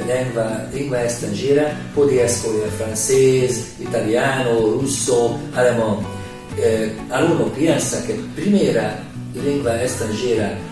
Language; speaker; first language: Portuguese; non-native, learner; Hungarian